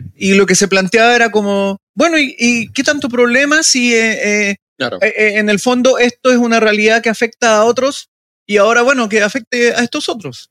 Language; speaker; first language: Spanish; native; Spanish